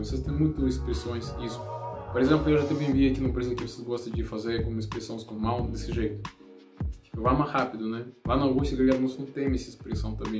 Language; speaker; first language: Portuguese; non-native, learner; Russian